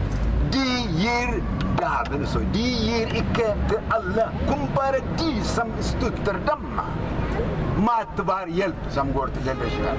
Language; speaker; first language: Norwegian; non-native, fluent; Oromo